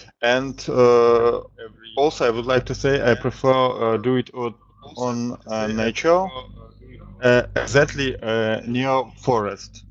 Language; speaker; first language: English; non-native, learner; Russian